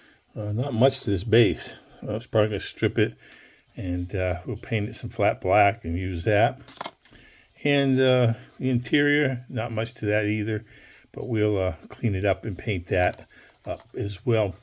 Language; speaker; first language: English; native; English